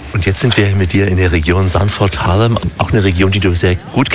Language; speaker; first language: German; native; German